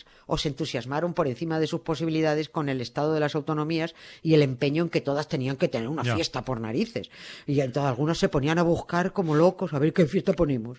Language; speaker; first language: Spanish; native; Spanish